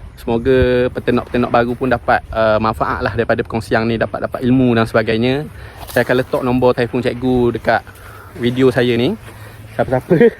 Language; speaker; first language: Malay; native; Malay